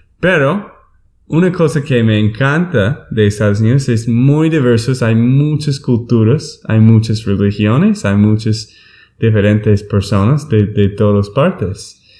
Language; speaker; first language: Spanish; non-native, learner; English